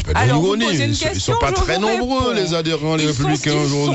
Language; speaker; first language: French; native; French